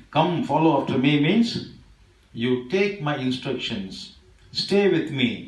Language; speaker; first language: English; non-native, local second language; Tamil